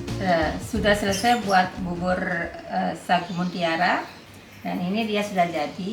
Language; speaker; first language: Indonesian; native; Indonesian